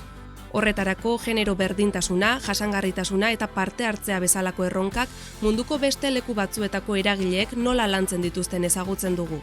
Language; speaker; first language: Basque; native; Basque